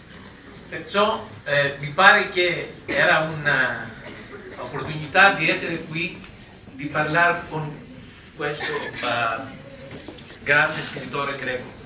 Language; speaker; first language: Italian; non-native, learner; Greek